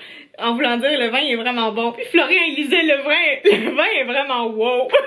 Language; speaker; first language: French; native; French